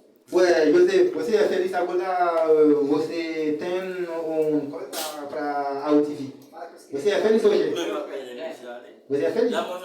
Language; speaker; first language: French; non-native, learner; Haitian Creole